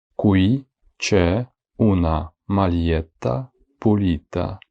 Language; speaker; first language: Italian; non-native, fluent; Ukrainian